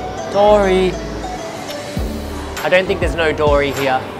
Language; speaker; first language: English; native; English